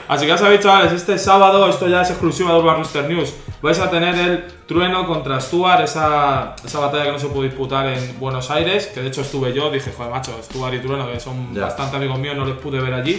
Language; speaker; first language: Spanish; native; Spanish